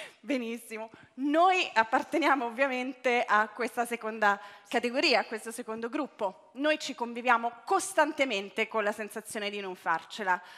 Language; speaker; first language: Italian; native; Italian